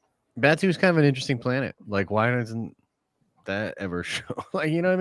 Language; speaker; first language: English; native; English